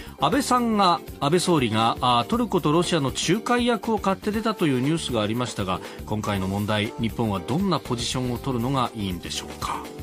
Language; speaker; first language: Japanese; native; Japanese